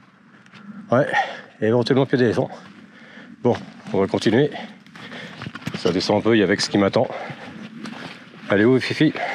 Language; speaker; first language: French; native; French